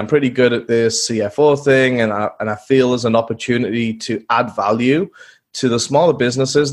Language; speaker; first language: English; native; English